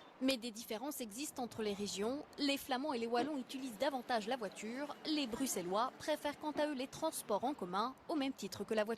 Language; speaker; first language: French; native; French